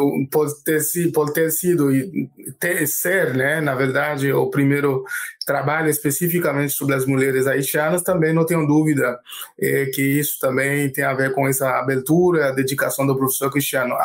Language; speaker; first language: Portuguese; non-native, fluent; Haitian Creole